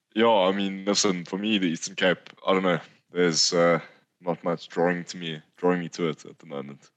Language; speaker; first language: English; native; English